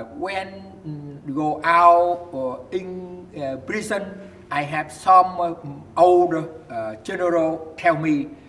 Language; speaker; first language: English; non-native, learner; Vietnamese